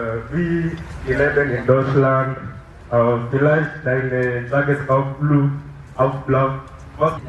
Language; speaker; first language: German; non-native, learner; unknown